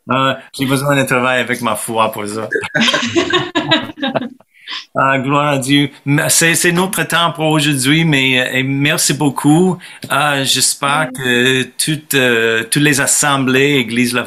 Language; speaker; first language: French; non-native, fluent; English